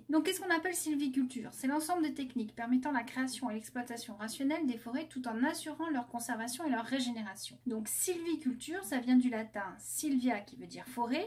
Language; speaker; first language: French; native; French